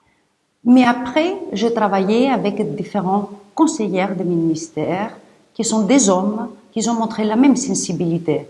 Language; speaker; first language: French; non-native, fluent; Greek